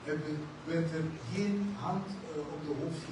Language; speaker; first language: Dutch; non-native, fluent; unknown